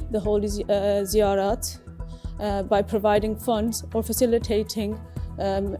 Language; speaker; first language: English; native; English